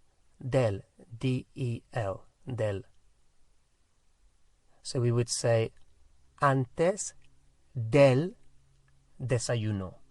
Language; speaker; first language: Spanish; non-native, fluent; English